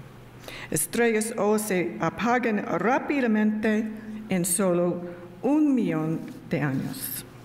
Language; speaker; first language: Spanish; non-native, learner; English